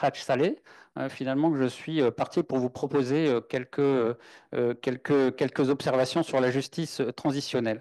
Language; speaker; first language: French; native; French